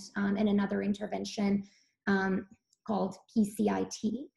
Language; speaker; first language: English; early bilingual, other home language; Serbian